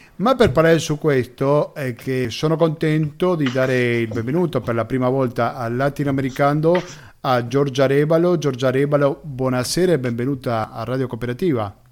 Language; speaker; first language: Italian; non-native, fluent; Spanish